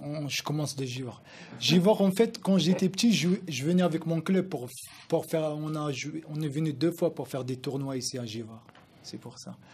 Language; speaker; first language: French; non-native, local second language; Arabic